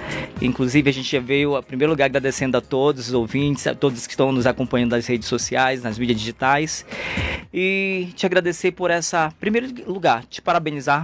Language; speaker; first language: Portuguese; native; Portuguese